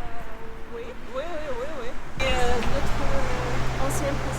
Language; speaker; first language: French; non-native, fluent; Russian